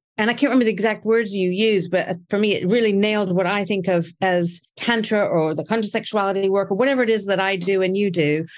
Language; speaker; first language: English; native; English